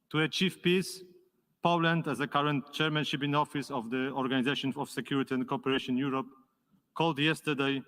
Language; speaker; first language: English; non-native, fluent; Polish